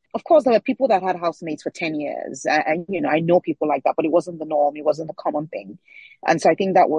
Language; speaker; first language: English; non-native, local second language; Yoruba